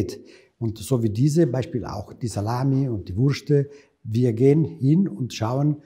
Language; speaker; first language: German; non-native, fluent; Italian